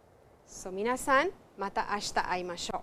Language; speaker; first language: Japanese; non-native, fluent; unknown